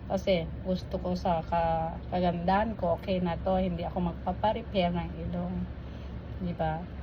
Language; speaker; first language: Filipino; non-native, local second language; Iloko